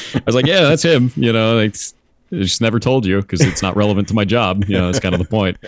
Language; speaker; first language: English; native; English